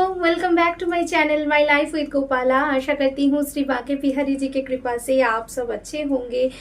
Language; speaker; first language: Hindi; non-native, local second language; Bangla